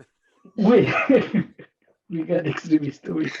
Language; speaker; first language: French; non-native, learner; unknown